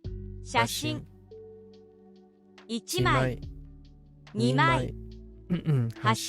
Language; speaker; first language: Japanese; non-native, learner; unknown